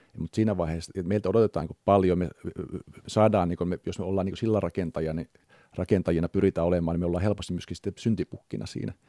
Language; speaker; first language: Finnish; native; Finnish